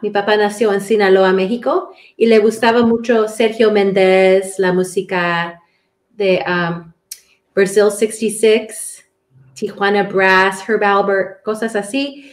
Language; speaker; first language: Spanish; early bilingual, heritage; Spanish